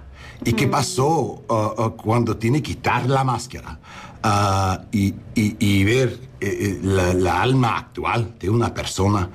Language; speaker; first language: Spanish; early bilingual, heritage; English